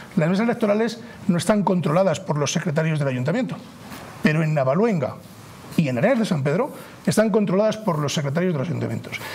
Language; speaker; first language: Spanish; native; Spanish